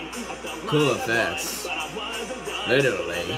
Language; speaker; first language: English; native; English